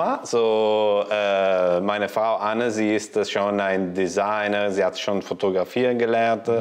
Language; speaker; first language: German; non-native, learner; Italian